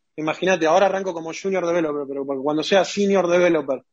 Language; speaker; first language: Spanish; native; Spanish